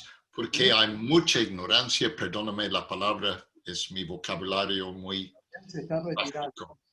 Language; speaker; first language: Spanish; non-native, fluent; English